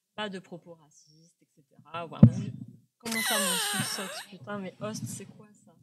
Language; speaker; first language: French; native; French